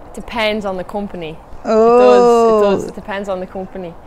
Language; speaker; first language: English; native; English